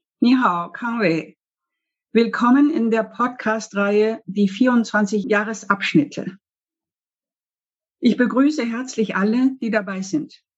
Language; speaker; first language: German; non-native, learner; Chinese